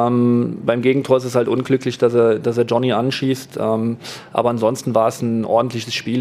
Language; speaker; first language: German; native; German